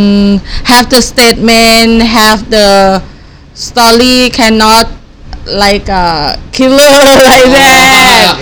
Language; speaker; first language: English; non-native, learner; Thai